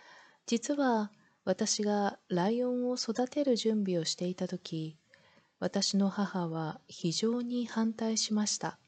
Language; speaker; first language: Japanese; non-native, learner; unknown